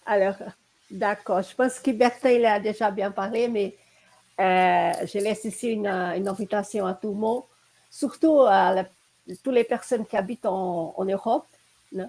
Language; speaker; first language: French; non-native, fluent; Portuguese